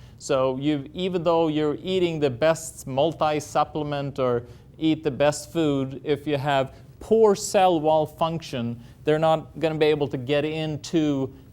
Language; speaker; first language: English; non-native, fluent; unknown